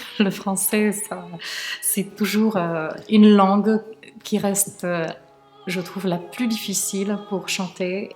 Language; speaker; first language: French; non-native, fluent; Czech